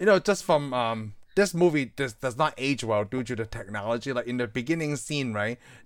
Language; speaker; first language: English; non-native, local second language; Cantonese